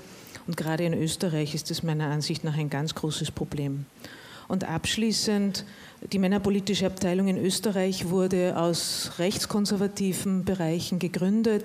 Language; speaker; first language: German; native; German